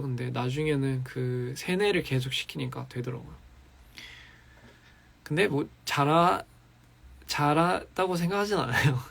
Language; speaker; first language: Korean; early bilingual, heritage; English